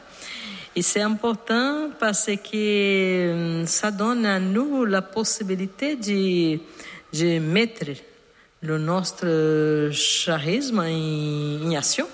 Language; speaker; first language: French; non-native, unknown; Portuguese